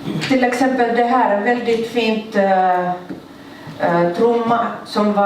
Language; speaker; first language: Swedish; non-native, local second language; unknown